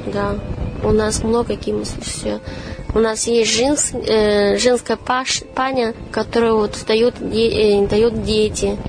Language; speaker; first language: Russian; non-native, learner; Chinese